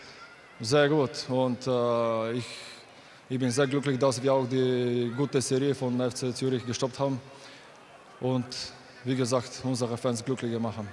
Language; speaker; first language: German; non-native, learner; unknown